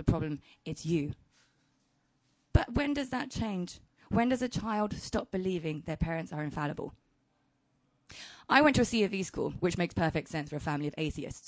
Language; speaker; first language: English; early bilingual, other home language; Chinese